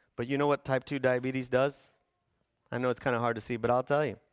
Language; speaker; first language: English; early bilingual, other home language; Spanish